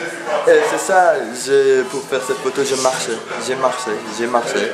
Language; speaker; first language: French; non-native, fluent; Persian